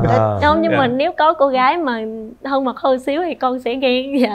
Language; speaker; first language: Vietnamese; native; Vietnamese